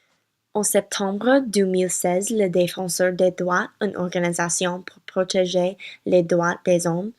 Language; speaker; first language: French; non-native, learner; English